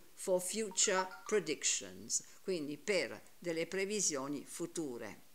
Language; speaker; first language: English; non-native, fluent; Italian